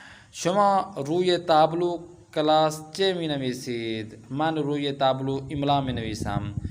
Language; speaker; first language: Persian; non-native, fluent; Urdu